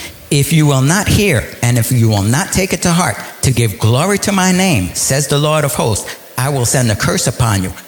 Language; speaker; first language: English; native; English